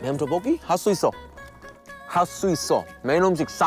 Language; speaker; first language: Korean; non-native, learner; English